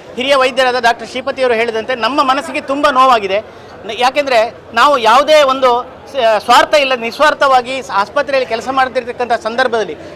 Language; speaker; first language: Kannada; native; Kannada